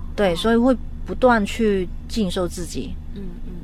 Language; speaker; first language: Chinese; non-native, local second language; Cantonese